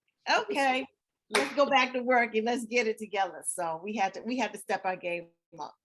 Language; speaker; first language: English; native; English